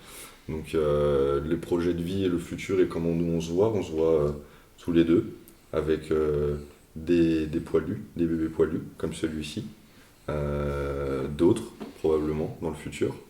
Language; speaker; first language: French; native; French